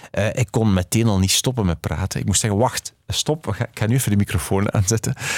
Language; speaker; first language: Dutch; native; Dutch